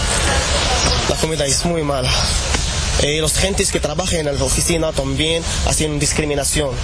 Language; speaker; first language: Spanish; non-native, learner; Arabic